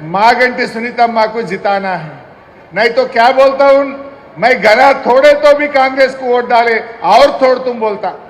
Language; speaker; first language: Hindi; non-native, local second language; Telugu